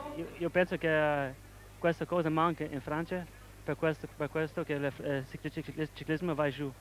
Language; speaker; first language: Italian; non-native, learner; English